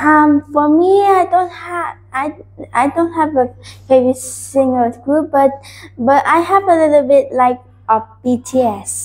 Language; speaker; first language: English; non-native, learner; Vietnamese